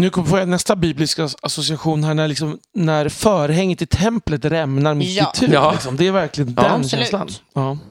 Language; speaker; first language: Swedish; native; Swedish